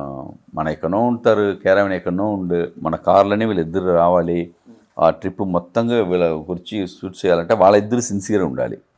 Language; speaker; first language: Telugu; non-native, learner; Tamil